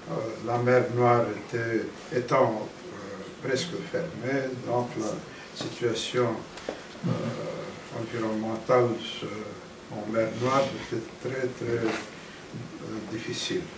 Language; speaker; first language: French; non-native, fluent; Romanian